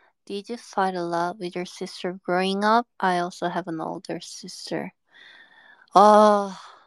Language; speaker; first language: English; non-native, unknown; Korean